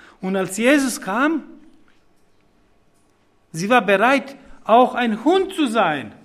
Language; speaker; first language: German; non-native, fluent; Serbian